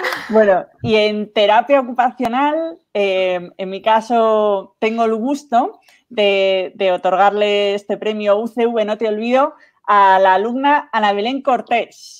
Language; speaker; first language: Spanish; native; Spanish